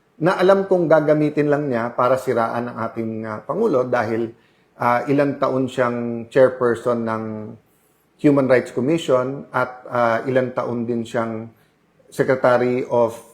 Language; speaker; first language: Filipino; native; Filipino